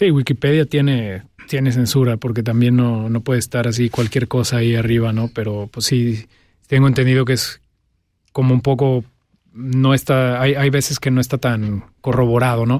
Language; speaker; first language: Spanish; native; Spanish